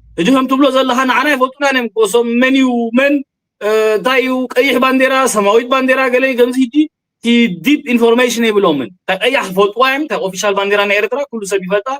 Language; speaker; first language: Tigrinya; early bilingual, heritage; Tigrinya